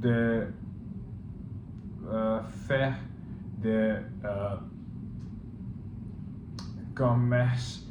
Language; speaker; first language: French; non-native, learner; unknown